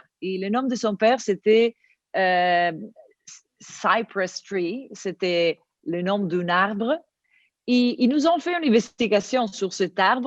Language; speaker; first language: French; non-native, fluent; Italian